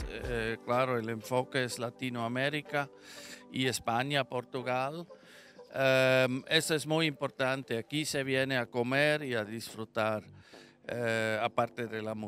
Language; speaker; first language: Spanish; non-native, fluent; German